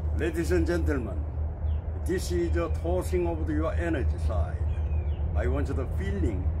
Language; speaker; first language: English; non-native, learner; Korean